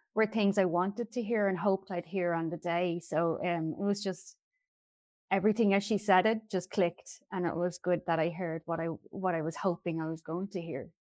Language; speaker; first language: English; native; English